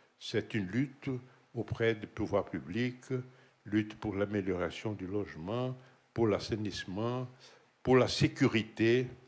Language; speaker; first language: French; non-native, fluent; Portuguese